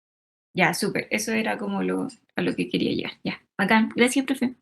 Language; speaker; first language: Spanish; native; Spanish